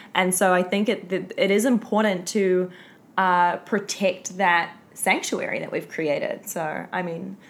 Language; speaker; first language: English; native; English